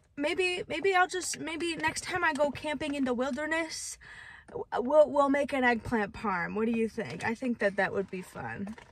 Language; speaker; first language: English; native; English